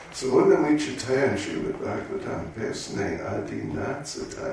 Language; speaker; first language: Russian; non-native, learner; English